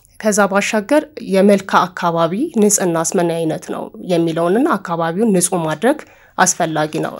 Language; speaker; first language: Amharic; non-native, local second language; Oromo